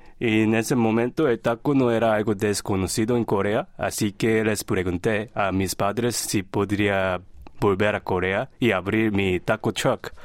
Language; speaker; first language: Spanish; non-native, fluent; Korean